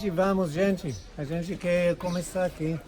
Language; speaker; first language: Portuguese; non-native, learner; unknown